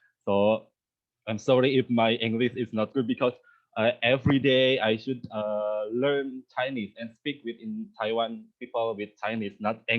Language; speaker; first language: English; non-native, learner; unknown